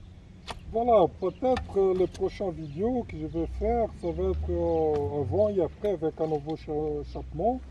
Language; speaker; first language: French; non-native, fluent; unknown